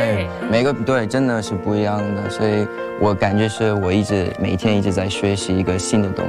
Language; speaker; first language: Chinese; non-native, fluent; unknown